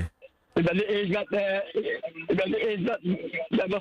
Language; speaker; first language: Dutch; non-native, learner; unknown